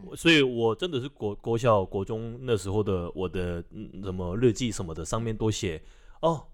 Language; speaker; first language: Chinese; non-native, fluent; Korean